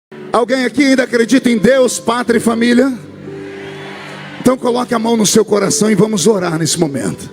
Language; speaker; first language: Portuguese; native; Portuguese